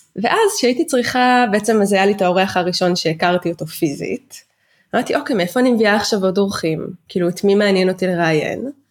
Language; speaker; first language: Hebrew; native; Hebrew